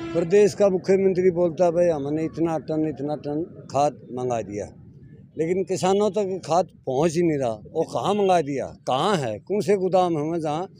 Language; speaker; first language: Hindi; native; Hindi